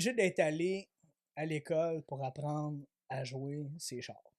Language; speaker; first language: French; native; French